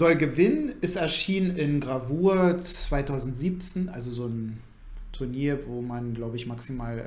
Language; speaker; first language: German; native; German